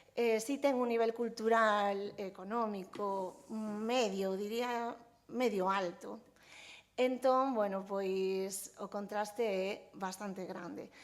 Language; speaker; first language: Galician; non-native, local second language; Spanish